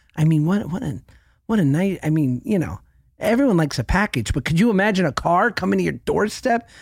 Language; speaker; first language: English; native; English